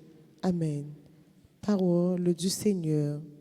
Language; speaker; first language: French; non-native, local second language; Haitian Creole